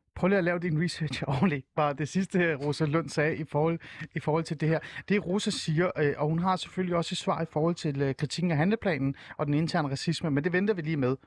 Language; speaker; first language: Danish; early bilingual, other home language; Persian